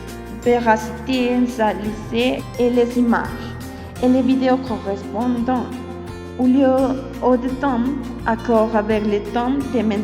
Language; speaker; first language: French; non-native, learner; Spanish